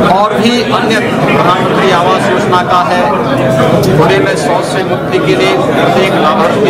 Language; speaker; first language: Hindi; native; Hindi